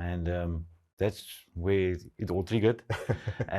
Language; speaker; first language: English; non-native, local second language; Afrikaans